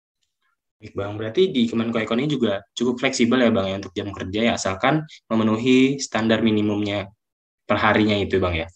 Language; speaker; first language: Indonesian; native; Indonesian